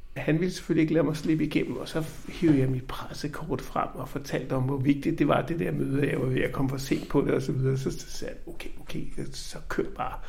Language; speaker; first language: Danish; native; Danish